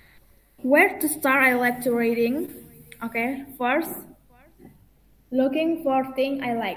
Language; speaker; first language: English; non-native, learner; Indonesian